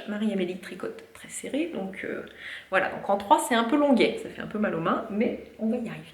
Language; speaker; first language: French; native; French